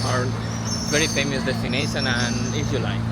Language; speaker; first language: English; non-native, fluent; Spanish